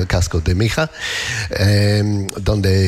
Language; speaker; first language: Spanish; non-native, learner; English